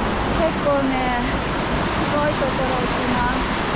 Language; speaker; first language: Japanese; native; Japanese